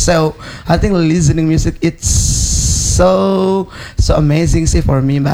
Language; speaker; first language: English; non-native, learner; Indonesian